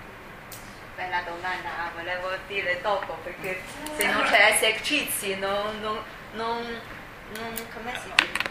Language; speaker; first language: Italian; non-native, learner; Chinese